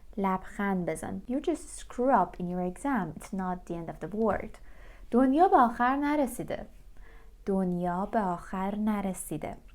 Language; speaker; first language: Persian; native; Persian